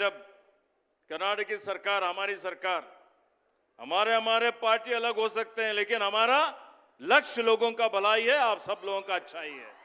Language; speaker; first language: Hindi; non-native, local second language; Kannada